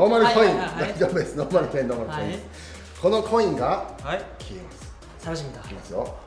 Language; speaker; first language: Japanese; non-native, learner; Korean